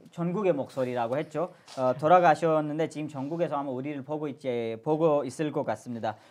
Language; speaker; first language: Korean; non-native, fluent; Urdu